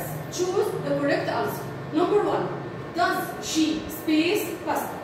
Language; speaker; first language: English; non-native, learner; Arabic